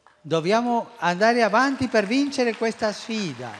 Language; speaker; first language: Italian; non-native, fluent; Spanish